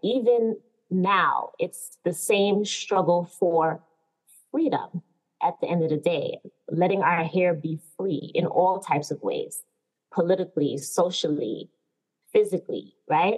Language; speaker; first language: English; native; English